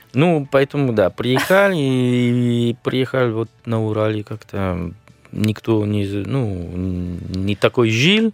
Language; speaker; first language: Russian; non-native, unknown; French